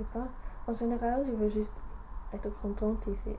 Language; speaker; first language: French; non-native, learner; English